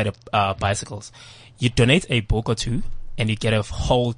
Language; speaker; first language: English; non-native, local second language; Zulu